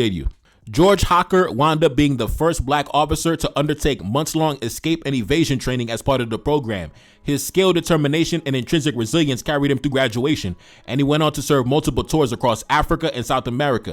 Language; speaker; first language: English; native; English